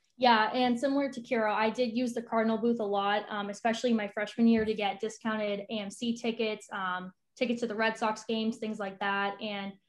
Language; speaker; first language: English; native; English